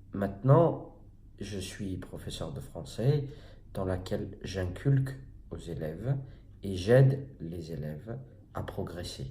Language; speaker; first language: French; native; French